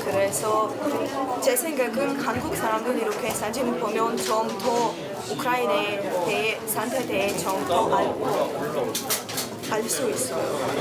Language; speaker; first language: Korean; non-native, learner; Ukrainian